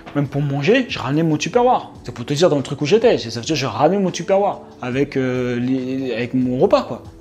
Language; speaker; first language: French; native; French